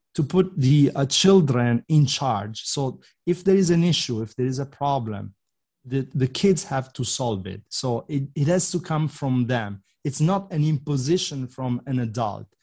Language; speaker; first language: English; non-native, fluent; Italian